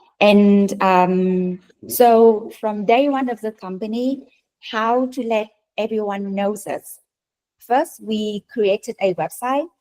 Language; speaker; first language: English; non-native, fluent; Vietnamese